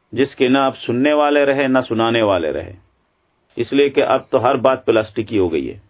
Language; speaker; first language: Urdu; non-native, local second language; Pashto